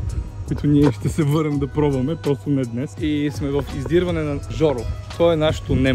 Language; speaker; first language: Bulgarian; native; Bulgarian